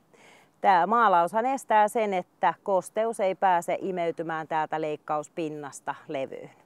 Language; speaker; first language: Finnish; native; Finnish